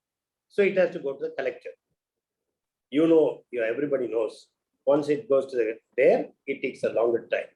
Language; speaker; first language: English; non-native, local second language; Tamil